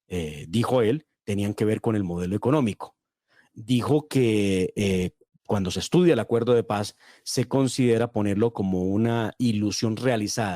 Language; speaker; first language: Spanish; native; Spanish